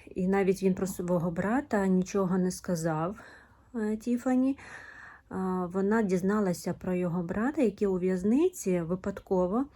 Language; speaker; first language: Ukrainian; non-native, local second language; Russian